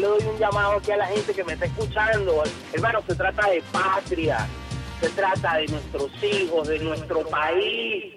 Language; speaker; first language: Spanish; native; Spanish